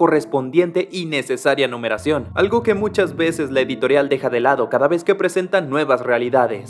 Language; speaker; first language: Spanish; native; Spanish